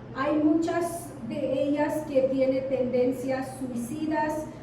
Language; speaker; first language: Spanish; non-native, fluent; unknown